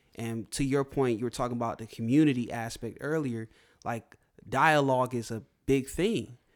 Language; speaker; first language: English; native; English